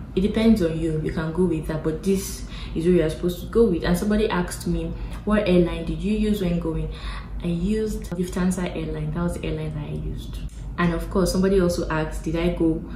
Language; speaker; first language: English; non-native, local second language; Yoruba